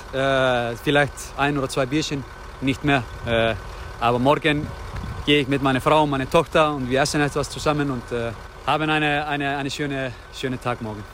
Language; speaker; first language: German; non-native, fluent; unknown